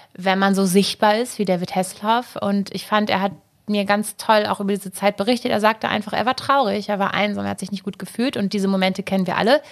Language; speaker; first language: German; native; German